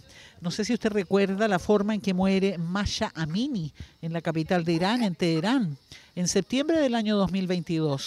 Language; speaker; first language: Spanish; native; Spanish